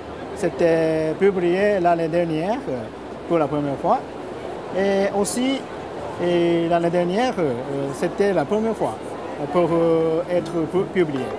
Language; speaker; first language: French; non-native, learner; Japanese